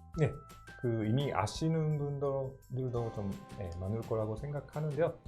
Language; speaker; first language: Korean; non-native, fluent; Japanese